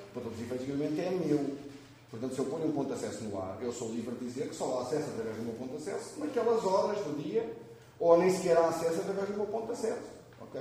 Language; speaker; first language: Portuguese; native; Portuguese